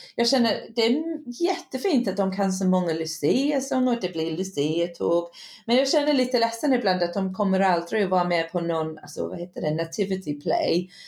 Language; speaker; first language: Swedish; non-native, fluent; English